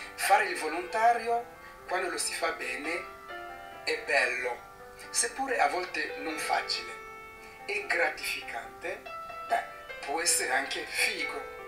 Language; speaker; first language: Italian; non-native, fluent; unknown